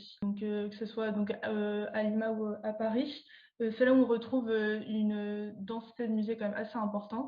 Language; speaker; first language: French; native; French